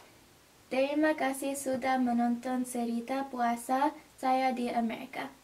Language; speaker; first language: Indonesian; non-native, learner; English